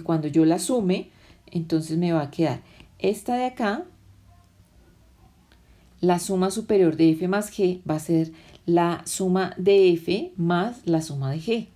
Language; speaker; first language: Spanish; native; Spanish